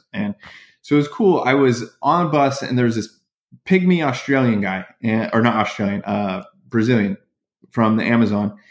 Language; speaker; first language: English; native; English